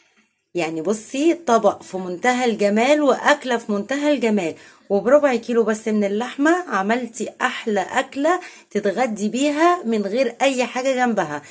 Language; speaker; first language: Arabic; native; Arabic